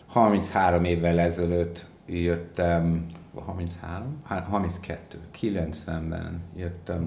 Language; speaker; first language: Hungarian; non-native, fluent; English